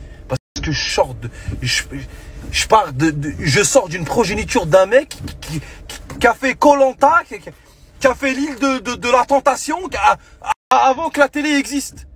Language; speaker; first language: French; native; French